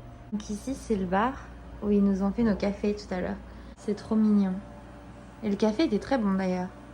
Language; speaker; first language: French; native; French